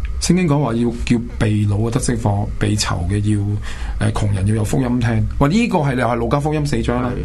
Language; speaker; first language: Chinese; non-native, local second language; Cantonese